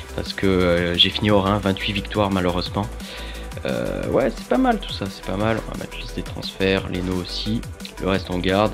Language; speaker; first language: French; native; French